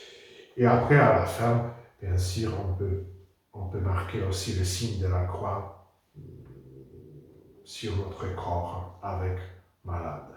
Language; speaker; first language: French; non-native, fluent; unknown